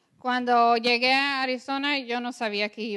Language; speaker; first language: Spanish; early bilingual, other home language; English